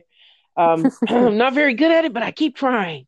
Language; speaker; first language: English; native; English